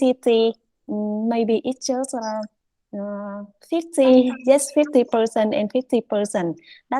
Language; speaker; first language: English; non-native, fluent; Vietnamese